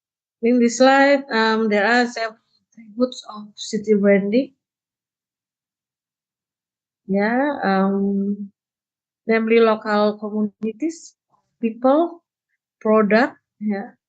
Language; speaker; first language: English; non-native, learner; Indonesian